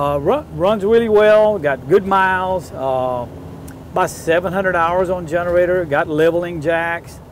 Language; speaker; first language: English; non-native, fluent; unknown